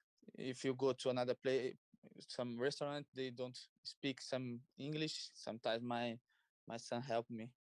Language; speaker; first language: English; non-native, learner; Portuguese